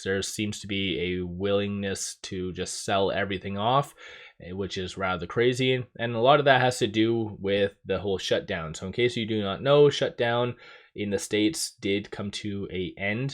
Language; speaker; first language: English; native; English